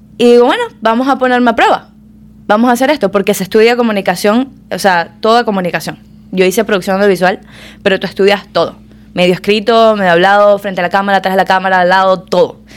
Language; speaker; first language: Spanish; native; Spanish